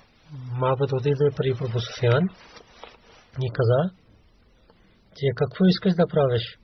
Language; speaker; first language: Bulgarian; non-native, learner; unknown